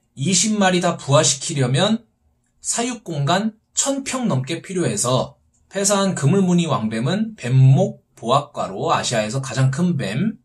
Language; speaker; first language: Korean; native; Korean